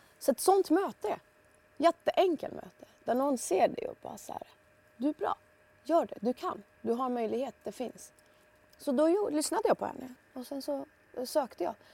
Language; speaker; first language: Swedish; early bilingual, other home language; Persian